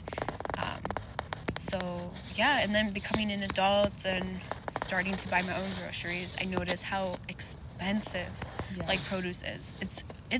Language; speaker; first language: English; native; English